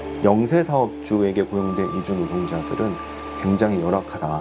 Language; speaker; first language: Korean; native; Korean